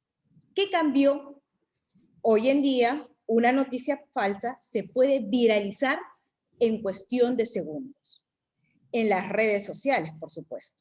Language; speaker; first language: Spanish; native; Spanish